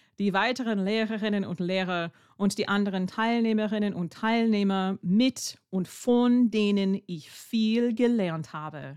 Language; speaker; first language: German; non-native, fluent; English